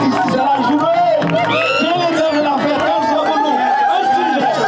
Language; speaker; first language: French; non-native, learner; Haitian Creole